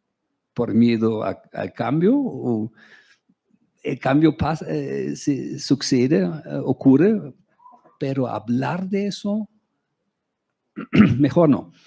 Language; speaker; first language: Spanish; non-native, fluent; German